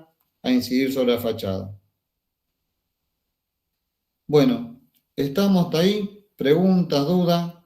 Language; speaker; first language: Spanish; native; Spanish